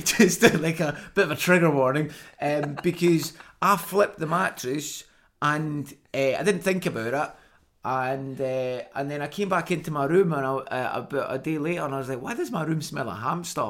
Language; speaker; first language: English; native; English